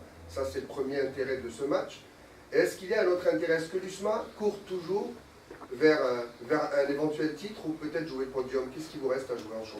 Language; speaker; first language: French; native; French